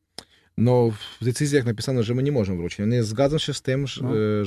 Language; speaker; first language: Polish; non-native, learner; Russian